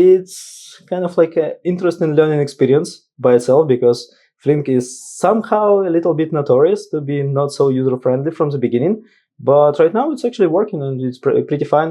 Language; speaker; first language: English; non-native, fluent; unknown